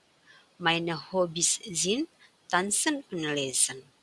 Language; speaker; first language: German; non-native, fluent; Indonesian